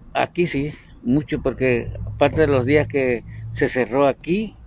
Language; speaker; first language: Spanish; native; Spanish